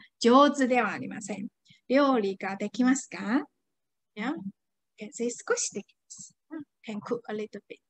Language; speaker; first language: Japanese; non-native, fluent; Chinese